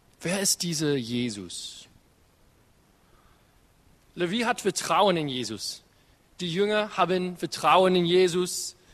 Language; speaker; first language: German; non-native, learner; English